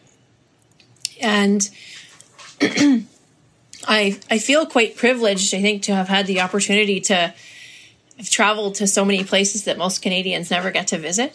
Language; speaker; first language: English; native; English